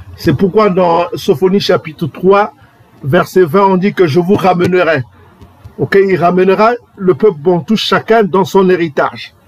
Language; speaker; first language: French; non-native, local second language; Kongo